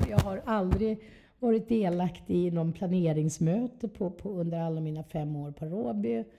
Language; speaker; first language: Swedish; native; Swedish